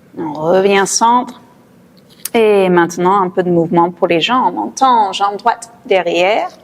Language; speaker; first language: French; non-native, fluent; English